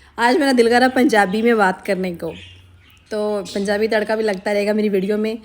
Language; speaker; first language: Urdu; non-native, local second language; Punjabi